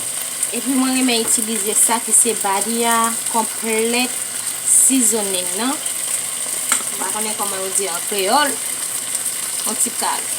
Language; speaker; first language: French; non-native, local second language; Haitian Creole